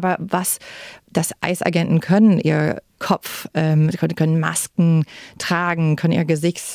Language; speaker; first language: German; non-native, fluent; English